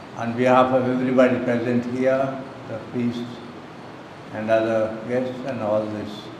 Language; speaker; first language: English; non-native, local second language; Telugu